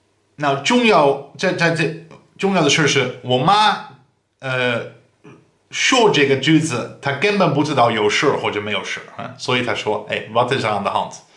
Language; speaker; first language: Chinese; non-native, fluent; Dutch